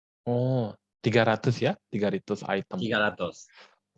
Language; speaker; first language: Indonesian; native; Indonesian